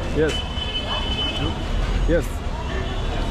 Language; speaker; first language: English; non-native, learner; Arabic